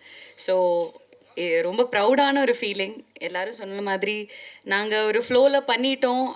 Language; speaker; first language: Tamil; non-native, local second language; Malayalam